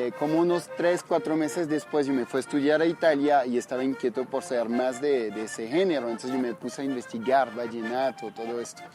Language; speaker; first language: Spanish; non-native, fluent; French